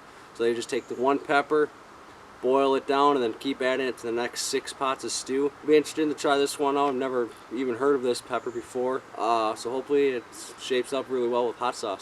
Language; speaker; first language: English; native; English